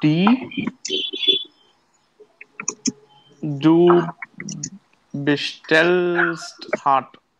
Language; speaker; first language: German; non-native, learner; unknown